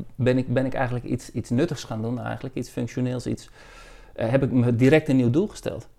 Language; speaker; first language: Dutch; native; Dutch